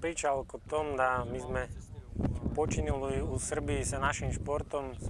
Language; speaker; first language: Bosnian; non-native, learner; Slovak